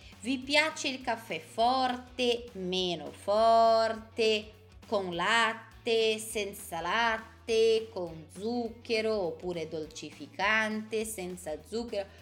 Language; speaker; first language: Italian; non-native, fluent; Portuguese